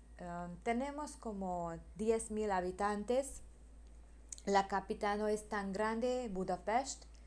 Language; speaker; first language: Spanish; non-native, learner; Hungarian